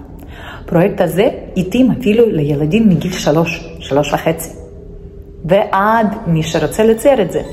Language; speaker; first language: Hebrew; non-native, fluent; Russian